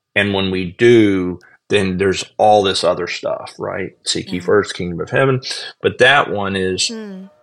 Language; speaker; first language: English; native; English